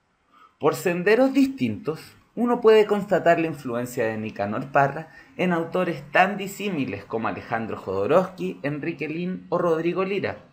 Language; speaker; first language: Spanish; native; Spanish